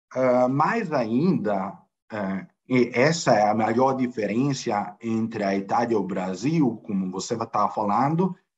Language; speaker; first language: Portuguese; non-native, fluent; Italian